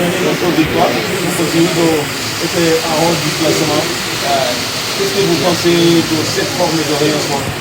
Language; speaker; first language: French; non-native, local second language; Kinyarwanda